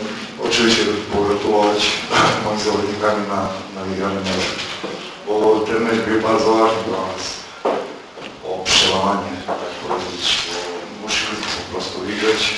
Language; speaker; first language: Polish; non-native, fluent; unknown